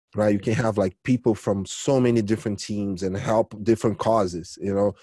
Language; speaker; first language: English; early bilingual, other home language; Portuguese